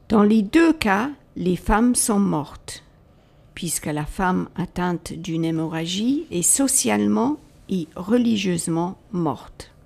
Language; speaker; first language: French; native; French